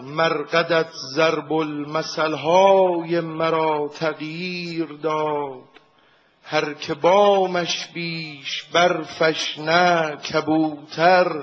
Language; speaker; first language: Persian; native; Persian